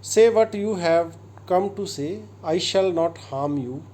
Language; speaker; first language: English; non-native, local second language; Punjabi